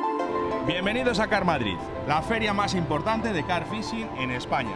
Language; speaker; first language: Spanish; native; Spanish